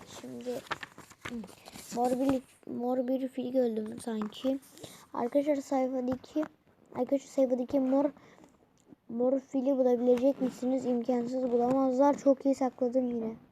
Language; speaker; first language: Turkish; native; Turkish